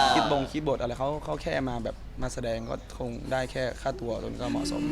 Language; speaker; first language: Thai; native; Thai